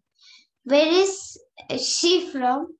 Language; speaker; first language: English; non-native, learner; Turkish